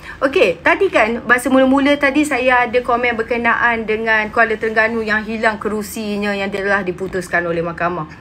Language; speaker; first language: Malay; native; Malay